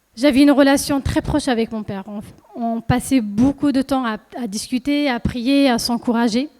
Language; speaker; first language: French; early bilingual, other home language; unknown